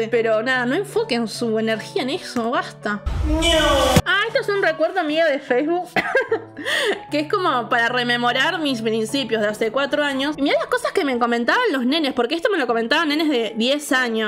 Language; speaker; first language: Spanish; native; Spanish